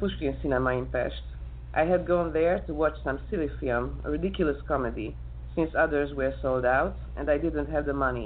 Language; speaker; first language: English; non-native, learner; Serbian